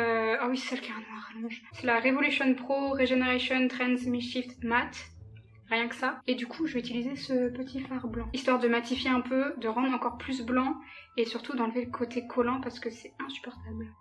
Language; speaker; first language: French; native; French